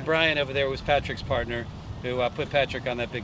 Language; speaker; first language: English; native; English